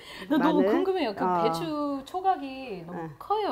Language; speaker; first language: Korean; non-native, learner; English